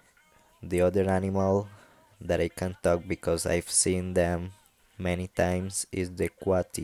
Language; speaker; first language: English; non-native, fluent; Spanish